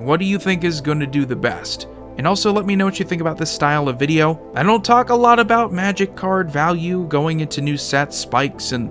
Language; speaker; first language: English; native; English